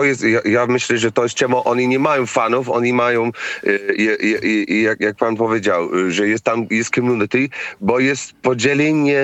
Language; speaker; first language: Polish; non-native, fluent; English